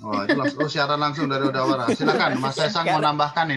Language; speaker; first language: Indonesian; native; Indonesian